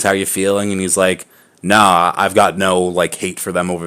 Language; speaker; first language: English; native; English